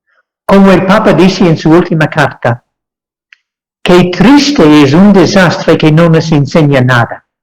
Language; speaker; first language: Spanish; non-native, fluent; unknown